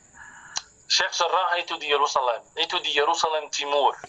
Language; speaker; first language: Indonesian; non-native, fluent; Arabic